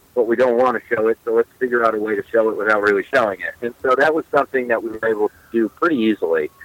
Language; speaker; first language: English; native; English